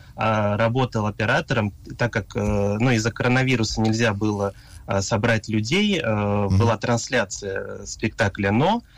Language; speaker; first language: Russian; early bilingual, heritage; Russian